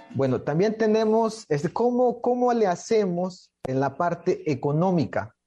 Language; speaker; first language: Spanish; native; Spanish